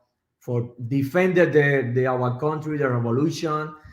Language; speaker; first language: English; non-native, learner; Spanish